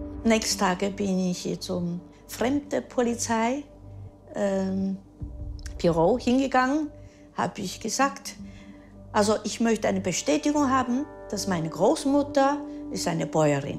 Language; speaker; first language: German; early bilingual, heritage; German